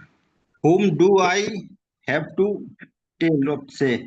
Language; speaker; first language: English; non-native, learner; Bangla